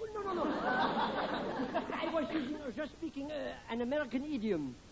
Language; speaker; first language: English; native; English